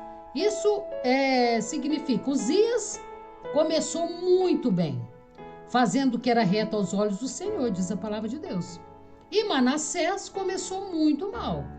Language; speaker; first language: Portuguese; native; Portuguese